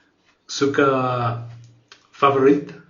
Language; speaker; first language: Indonesian; non-native, learner; English